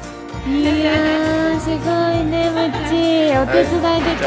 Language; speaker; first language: Japanese; native; Japanese